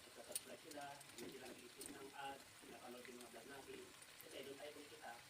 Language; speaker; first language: Filipino; non-native, local second language; Iloko